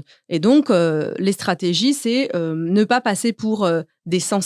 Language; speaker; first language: French; native; French